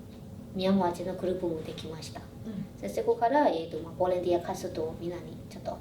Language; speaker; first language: Japanese; non-native, fluent; Burmese